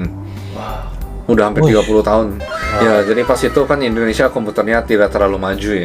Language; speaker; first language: Indonesian; early bilingual, other home language; Korean